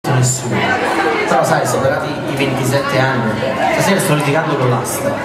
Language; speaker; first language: Italian; native; Italian